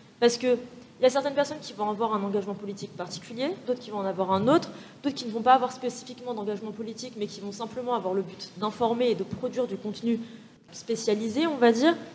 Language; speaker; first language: French; native; French